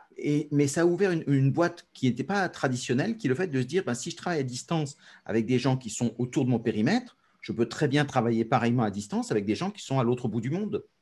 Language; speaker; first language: French; native; French